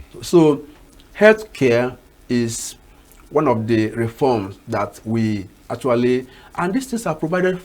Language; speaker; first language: English; non-native, local second language; Igbo